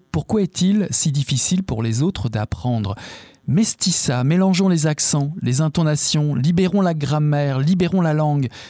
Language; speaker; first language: French; native; French